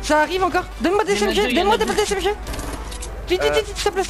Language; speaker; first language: French; native; French